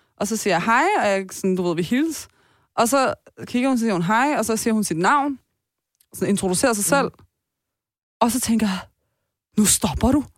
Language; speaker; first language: Danish; early bilingual, other home language; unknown